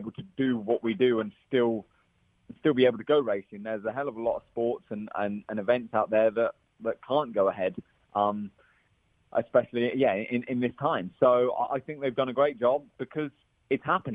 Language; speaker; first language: English; native; English